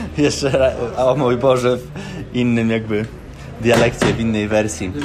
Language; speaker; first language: Polish; native; Polish